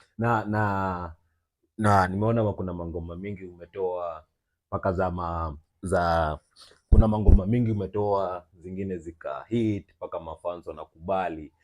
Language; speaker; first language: Swahili; native; Swahili